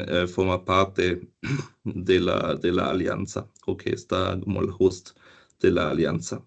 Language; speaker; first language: Spanish; non-native, fluent; German